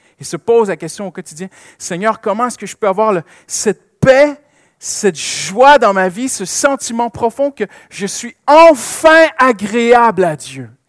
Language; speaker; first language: French; native; French